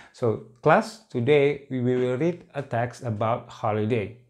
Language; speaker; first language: English; non-native, fluent; Indonesian